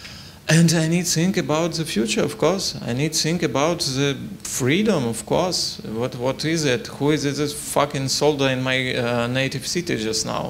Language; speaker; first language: English; non-native, learner; Ukrainian